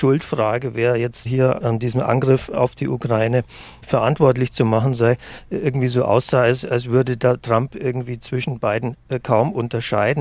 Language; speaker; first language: German; native; German